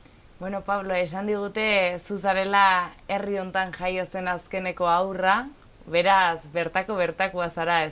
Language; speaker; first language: Basque; native; Basque